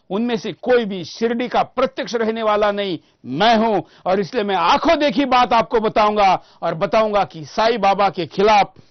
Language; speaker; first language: Hindi; non-native, local second language; Marathi